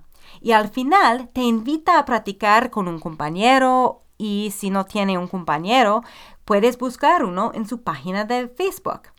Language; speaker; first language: Spanish; non-native, fluent; English